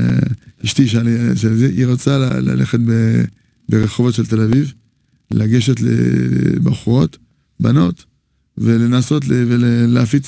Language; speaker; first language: Hebrew; non-native, fluent; French